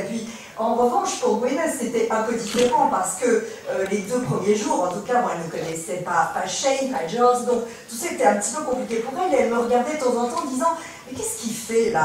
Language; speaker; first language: French; native; French